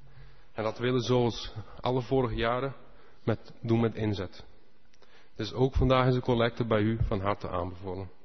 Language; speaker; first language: Dutch; non-native, fluent; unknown